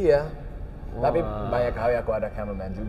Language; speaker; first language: Indonesian; early bilingual, heritage; English